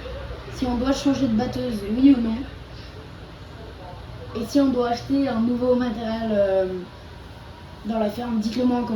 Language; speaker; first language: French; native; French